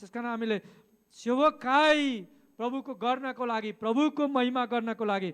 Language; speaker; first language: Nepali; native; Nepali